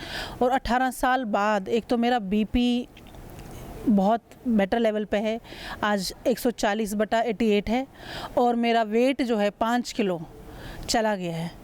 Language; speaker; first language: Hindi; native; Hindi